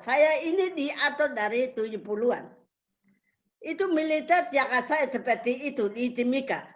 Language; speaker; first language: Indonesian; non-native, local second language; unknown